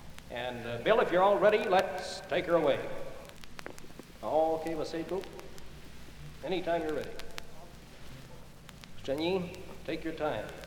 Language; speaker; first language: English; early bilingual, other home language; Ukrainian